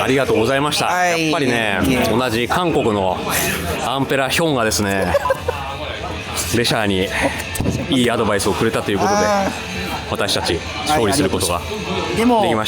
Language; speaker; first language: Japanese; native; Japanese